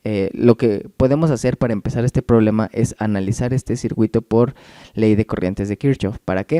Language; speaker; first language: Spanish; native; Spanish